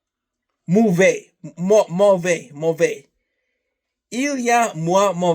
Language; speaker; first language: French; non-native, learner; English